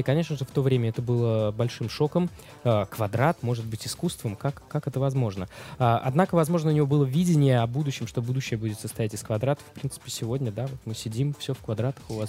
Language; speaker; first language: Russian; native; Russian